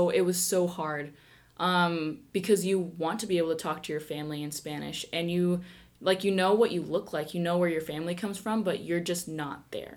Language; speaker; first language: English; early bilingual, other home language; Spanish